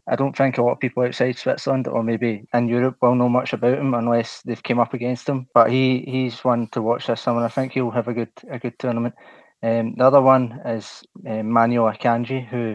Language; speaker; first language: English; native; English